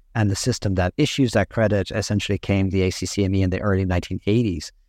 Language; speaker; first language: English; native; English